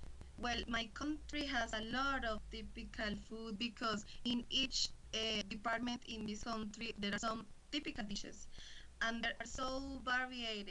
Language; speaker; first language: English; non-native, learner; Spanish